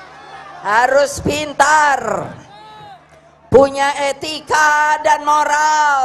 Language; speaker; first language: Indonesian; native; Indonesian